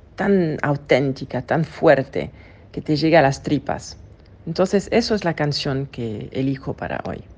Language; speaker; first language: Spanish; non-native, fluent; French